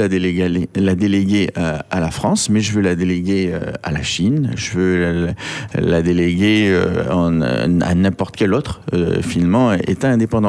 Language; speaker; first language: French; native; French